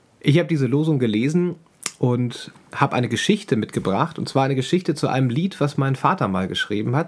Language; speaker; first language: German; native; German